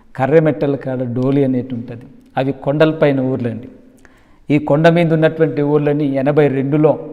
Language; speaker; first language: Telugu; non-native, local second language; Koya